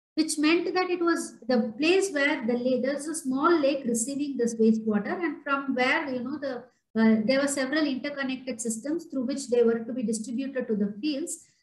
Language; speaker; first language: English; non-native, local second language; Tamil